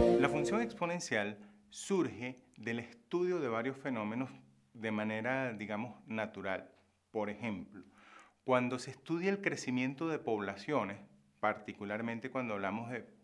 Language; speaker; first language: Spanish; native; Spanish